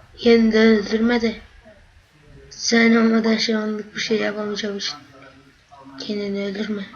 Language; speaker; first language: Turkish; native; Turkish